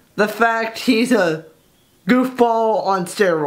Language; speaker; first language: English; native; English